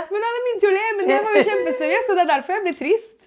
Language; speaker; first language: Norwegian; non-native, fluent; Italian